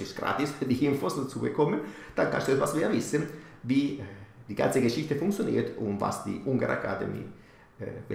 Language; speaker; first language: German; non-native, fluent; Italian